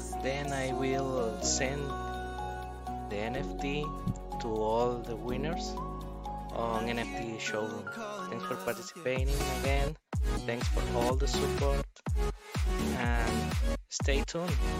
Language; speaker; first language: English; non-native, learner; Spanish